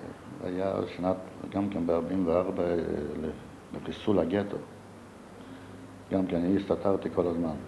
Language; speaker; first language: Hebrew; non-native, fluent; Yiddish